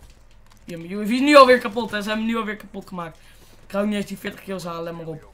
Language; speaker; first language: Dutch; native; Dutch